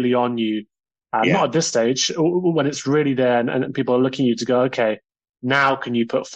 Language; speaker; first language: English; native; English